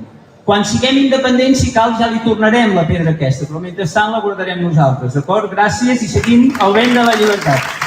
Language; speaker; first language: Catalan; native; Catalan